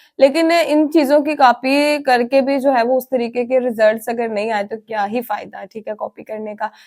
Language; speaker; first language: Urdu; non-native, local second language; Punjabi